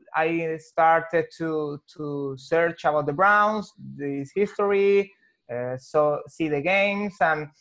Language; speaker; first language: English; non-native, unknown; Spanish